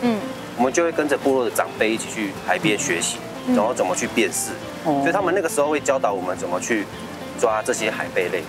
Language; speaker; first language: Chinese; native; Chinese